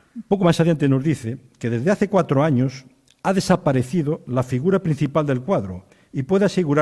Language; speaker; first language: Spanish; native; Spanish